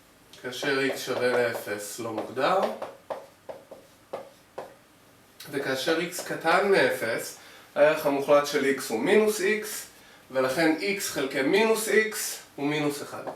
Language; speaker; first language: Hebrew; native; Hebrew